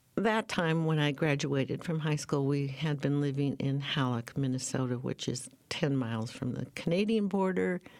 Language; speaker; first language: English; native; English